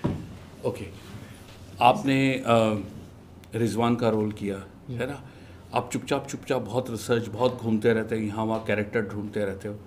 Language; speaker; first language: Hindi; native; Hindi